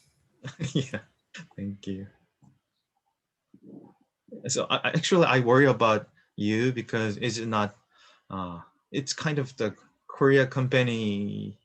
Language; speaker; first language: English; non-native, learner; Korean